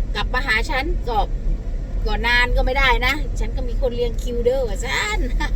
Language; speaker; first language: Thai; native; Thai